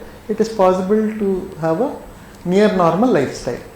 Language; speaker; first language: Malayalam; non-native, learner; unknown